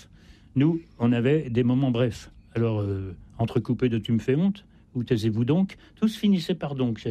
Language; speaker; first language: French; native; French